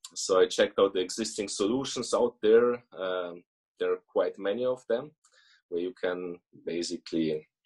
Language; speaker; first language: English; early bilingual, other home language; Russian